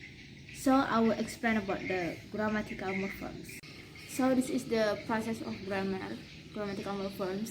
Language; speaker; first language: English; non-native, learner; Indonesian